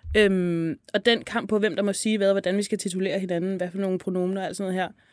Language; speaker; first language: Danish; native; Danish